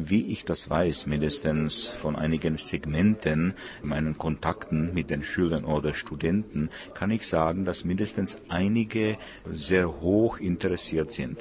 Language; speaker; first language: German; non-native, fluent; Czech